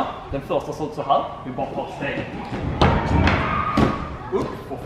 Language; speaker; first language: Swedish; native; Swedish